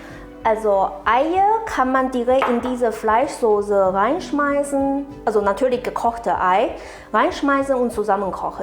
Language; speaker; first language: German; non-native, fluent; Chinese